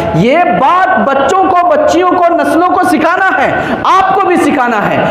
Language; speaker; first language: Urdu; native; Urdu